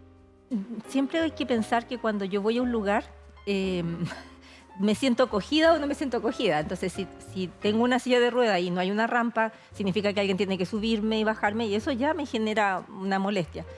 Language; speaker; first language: Spanish; native; Spanish